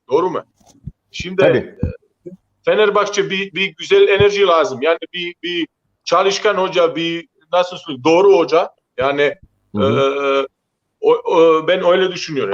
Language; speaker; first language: Turkish; non-native, learner; Croatian